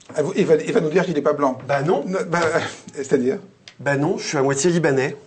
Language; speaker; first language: French; early bilingual, other home language; Serbian